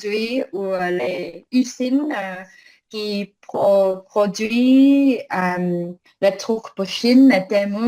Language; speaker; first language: French; non-native, learner; English